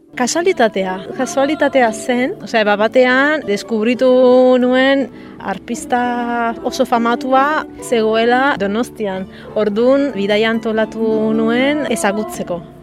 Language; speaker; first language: Basque; non-native, learner; Italian